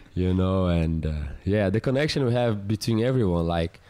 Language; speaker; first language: English; non-native, fluent; Portuguese